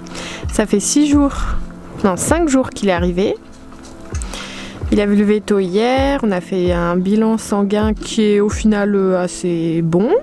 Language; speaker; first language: French; native; French